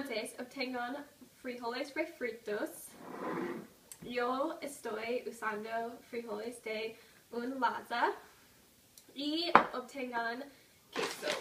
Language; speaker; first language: Spanish; non-native, learner; English